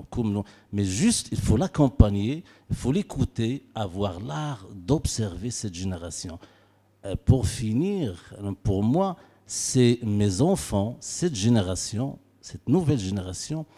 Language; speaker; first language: French; non-native, local second language; Arabic